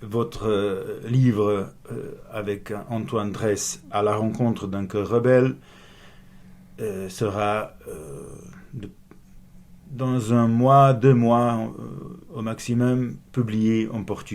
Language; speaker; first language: French; non-native, fluent; Portuguese